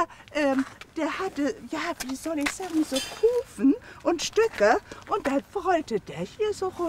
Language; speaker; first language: German; native; German